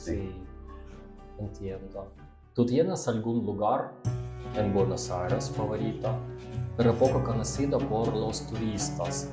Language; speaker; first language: Spanish; non-native, learner; Russian